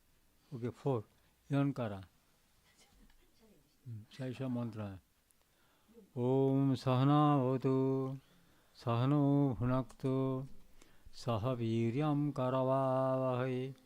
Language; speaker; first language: Japanese; non-native, learner; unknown